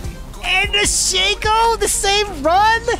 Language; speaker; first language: English; native; English